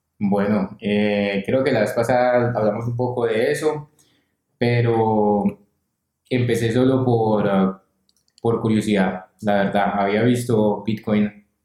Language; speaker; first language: Spanish; native; Spanish